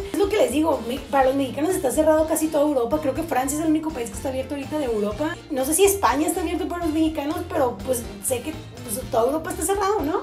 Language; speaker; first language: Spanish; native; Spanish